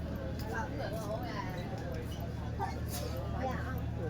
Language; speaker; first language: Cantonese; native; Cantonese